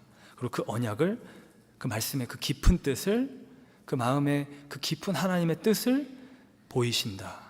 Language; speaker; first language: Korean; native; Korean